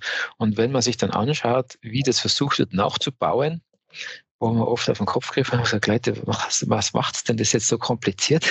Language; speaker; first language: German; native; German